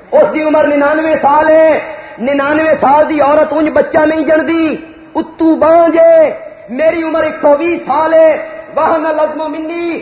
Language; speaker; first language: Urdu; non-native, local second language; Punjabi